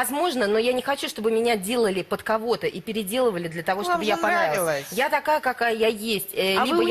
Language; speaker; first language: Russian; native; Russian